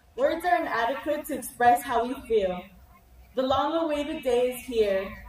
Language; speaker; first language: English; early bilingual, other home language; Spanish